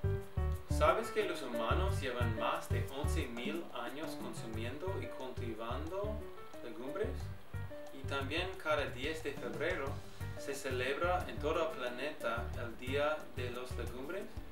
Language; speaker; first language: Spanish; early bilingual, heritage; English